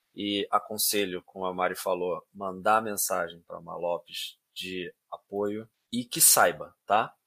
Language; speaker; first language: Portuguese; native; Portuguese